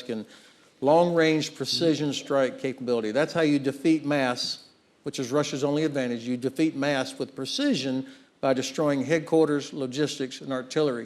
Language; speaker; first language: English; native; English